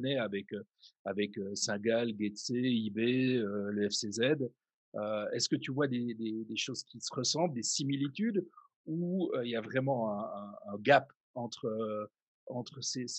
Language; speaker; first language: French; native; French